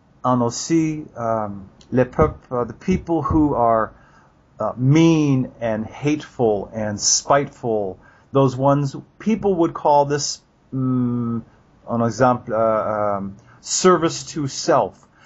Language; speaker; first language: English; native; English